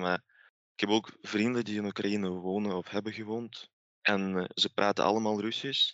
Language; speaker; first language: Dutch; non-native, fluent; Russian